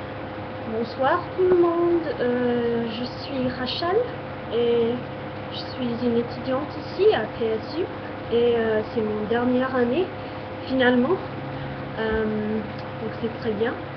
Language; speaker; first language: French; non-native, fluent; English